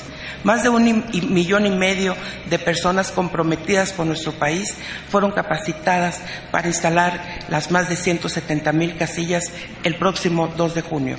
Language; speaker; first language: Spanish; native; Spanish